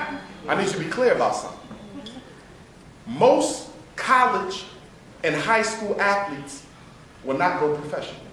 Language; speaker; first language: English; native; English